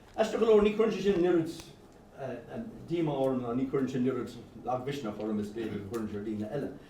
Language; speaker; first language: Irish; non-native, local second language; English